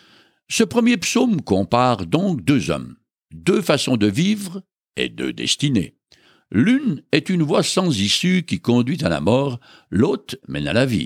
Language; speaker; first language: French; native; French